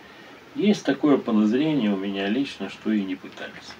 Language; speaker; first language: Russian; native; Russian